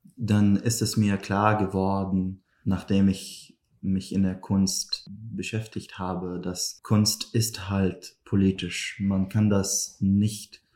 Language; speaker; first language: German; non-native, fluent; Arabic